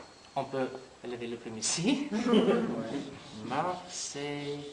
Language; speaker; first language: French; non-native, learner; English